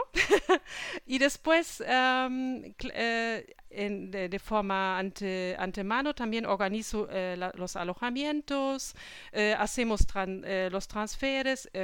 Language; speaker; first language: Spanish; non-native, fluent; German